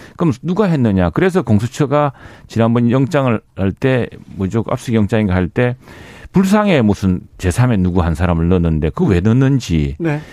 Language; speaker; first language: Korean; native; Korean